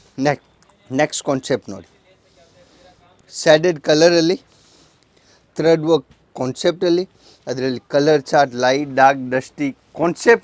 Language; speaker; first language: Kannada; non-native, local second language; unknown